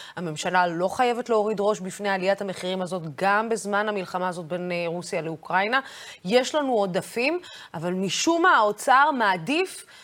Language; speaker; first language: Hebrew; non-native, local second language; Arabic